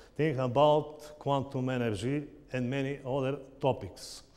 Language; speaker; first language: English; non-native, learner; Bulgarian